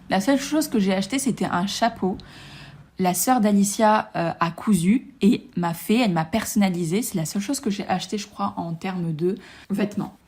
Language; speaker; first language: French; native; French